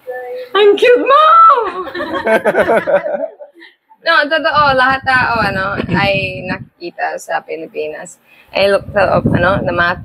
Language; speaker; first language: Filipino; non-native, learner; English